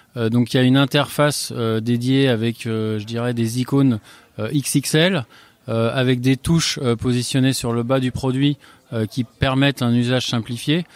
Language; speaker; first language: French; native; French